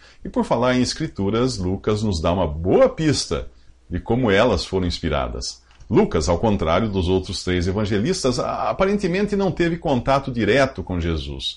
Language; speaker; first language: Portuguese; native; Portuguese